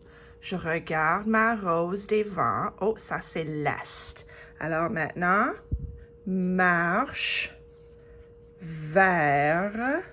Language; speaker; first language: French; non-native, fluent; English